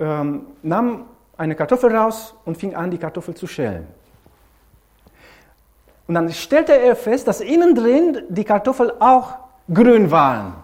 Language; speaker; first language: German; non-native, fluent; Romanian